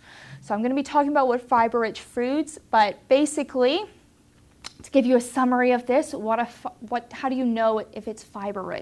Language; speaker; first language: English; native; English